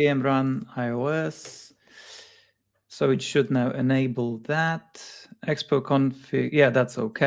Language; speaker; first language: English; non-native, fluent; Polish